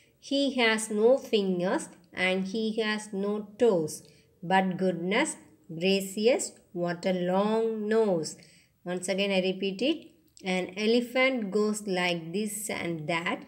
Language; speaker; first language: English; non-native, local second language; Tamil